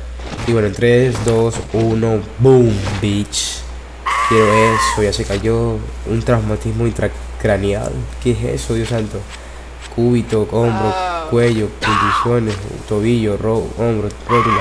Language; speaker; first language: Spanish; native; Spanish